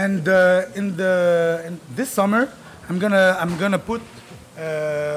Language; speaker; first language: English; non-native, fluent; Arabic